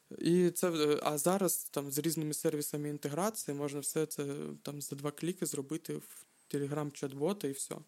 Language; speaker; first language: Ukrainian; non-native, local second language; Russian